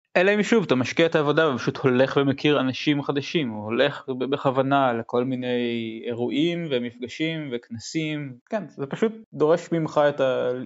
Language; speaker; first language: Hebrew; native; Hebrew